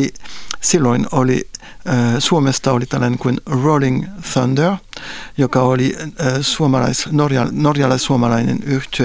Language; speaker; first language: Finnish; non-native, fluent; French